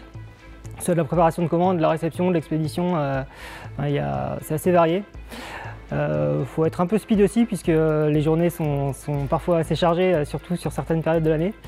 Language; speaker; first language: French; native; French